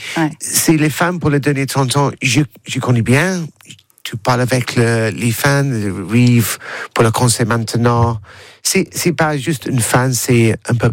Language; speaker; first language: French; non-native, learner; English